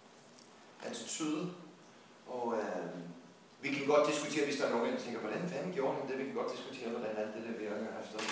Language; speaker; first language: Danish; non-native, fluent; English